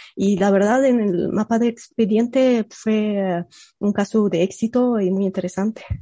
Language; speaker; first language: Spanish; non-native, fluent; Arabic